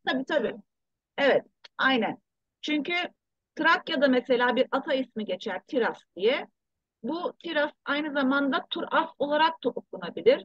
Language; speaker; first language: Turkish; early bilingual, heritage; Turkish